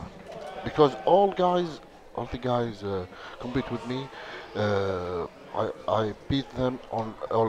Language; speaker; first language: English; non-native, learner; Arabic